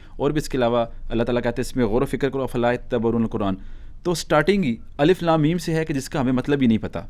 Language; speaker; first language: Urdu; native; Urdu